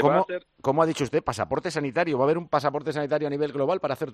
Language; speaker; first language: Spanish; native; Spanish